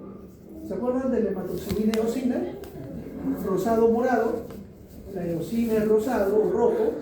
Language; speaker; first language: Spanish; native; Spanish